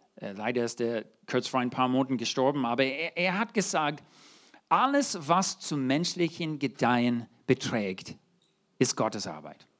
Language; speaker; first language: German; non-native, fluent; English